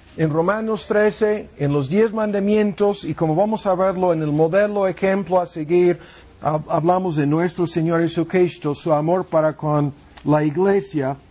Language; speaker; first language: Spanish; non-native, fluent; English